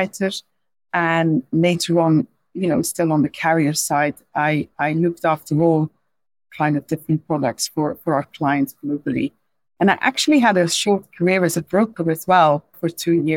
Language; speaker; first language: English; non-native, fluent; Dutch